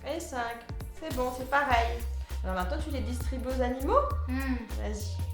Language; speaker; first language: French; native; French